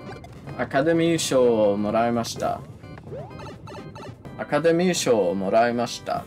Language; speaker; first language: Japanese; non-native, learner; English